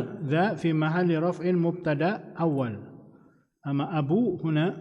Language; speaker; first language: Arabic; non-native, fluent; Indonesian